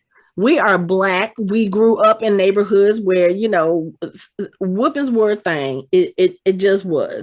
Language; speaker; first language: English; native; English